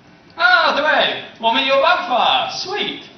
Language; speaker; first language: Chinese; non-native, learner; English